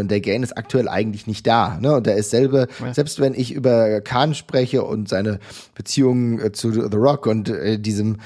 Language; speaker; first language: German; native; German